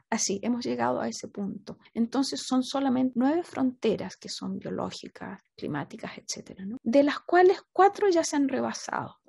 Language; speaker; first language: Spanish; native; Spanish